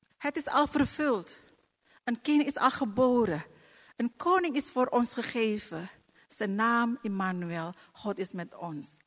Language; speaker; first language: Dutch; non-native, fluent; Indonesian